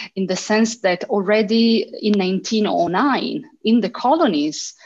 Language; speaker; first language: English; early bilingual, heritage; Italian